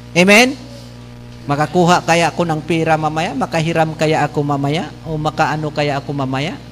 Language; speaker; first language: Filipino; non-native, local second language; Bikol